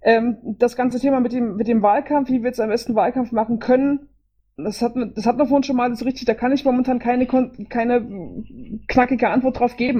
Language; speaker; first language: German; native; German